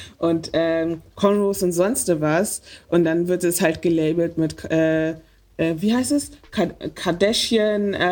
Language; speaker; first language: German; early bilingual, other home language; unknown